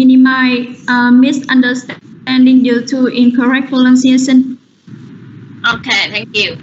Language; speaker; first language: English; non-native, learner; Vietnamese